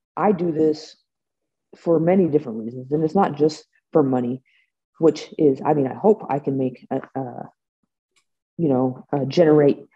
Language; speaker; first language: English; native; English